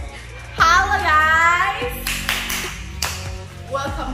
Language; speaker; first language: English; non-native, learner; Indonesian